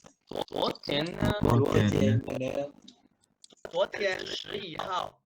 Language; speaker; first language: Chinese; non-native, learner; Malay